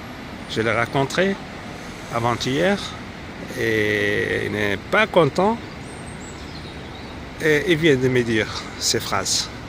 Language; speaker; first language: French; non-native, fluent; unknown